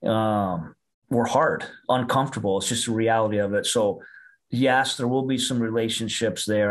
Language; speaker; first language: English; native; English